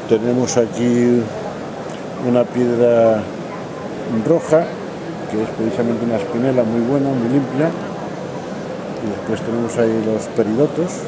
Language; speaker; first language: Spanish; native; Spanish